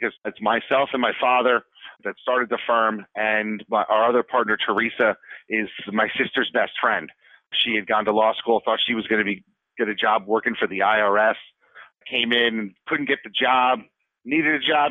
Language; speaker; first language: English; native; English